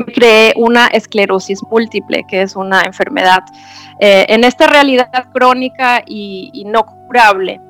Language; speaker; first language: Spanish; non-native, fluent; German